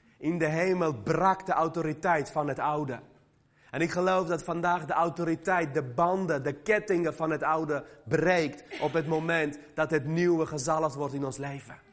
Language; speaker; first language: Dutch; early bilingual, other home language; Armenian